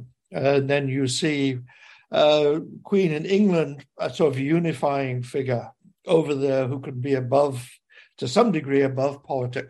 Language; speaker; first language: English; native; English